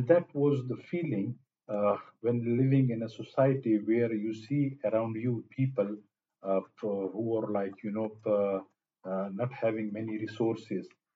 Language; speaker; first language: English; non-native, local second language; Pashto